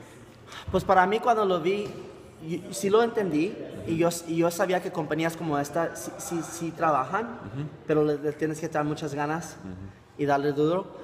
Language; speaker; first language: Spanish; early bilingual, heritage; Spanish